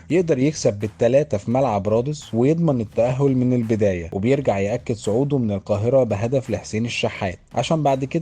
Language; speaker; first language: Arabic; native; Arabic